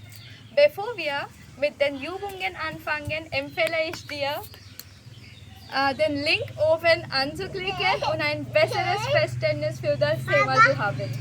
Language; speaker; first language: German; non-native, fluent; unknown